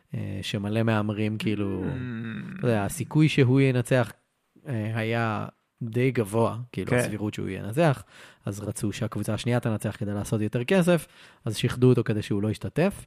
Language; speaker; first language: Hebrew; native; Hebrew